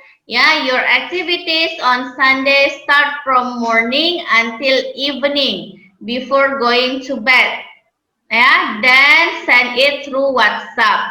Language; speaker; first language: English; non-native, fluent; Indonesian